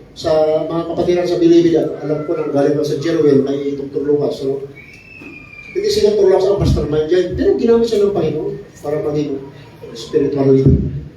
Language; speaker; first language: Filipino; non-native, local second language; Iloko